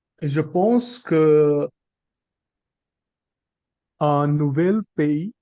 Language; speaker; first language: French; non-native, learner; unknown